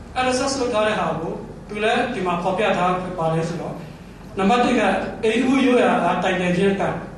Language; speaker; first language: Burmese; non-native, local second language; Mon